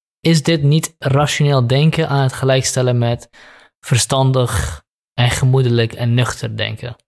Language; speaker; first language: Dutch; native; Dutch